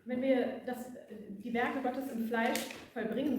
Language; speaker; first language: German; native; German